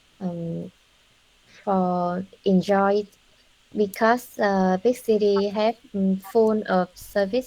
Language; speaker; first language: English; non-native, learner; Vietnamese